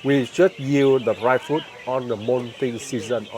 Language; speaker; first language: English; non-native, learner; Vietnamese